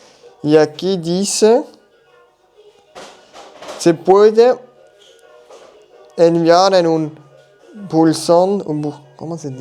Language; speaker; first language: Spanish; non-native, learner; German